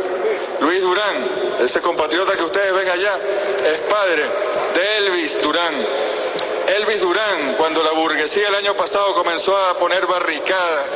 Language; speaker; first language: Spanish; native; Spanish